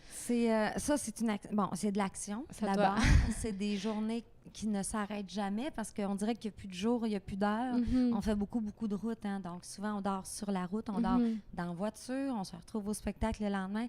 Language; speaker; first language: French; native; French